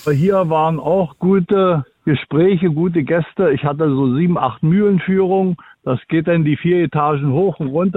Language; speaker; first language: German; native; German